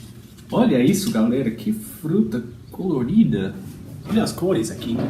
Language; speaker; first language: Portuguese; non-native, fluent; English